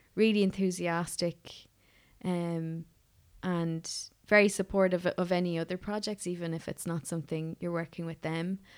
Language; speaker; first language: English; native; English